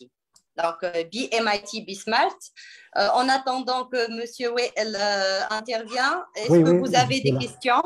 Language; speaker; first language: French; non-native, local second language; Arabic